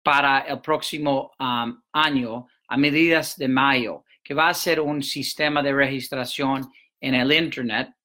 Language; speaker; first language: Spanish; non-native, fluent; English